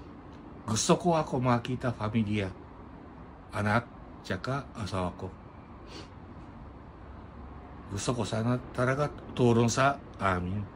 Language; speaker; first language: Filipino; non-native, learner; Japanese